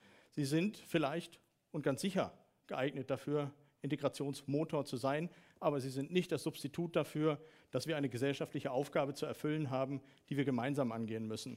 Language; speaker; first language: German; native; German